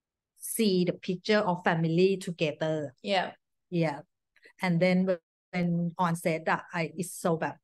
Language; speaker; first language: English; non-native, learner; Thai